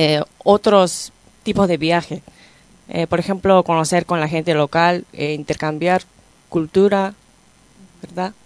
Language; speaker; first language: Spanish; non-native, fluent; Japanese